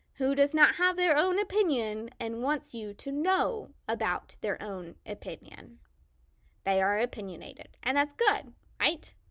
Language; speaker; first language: English; native; English